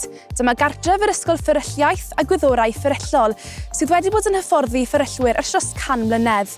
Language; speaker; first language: Welsh; native; Welsh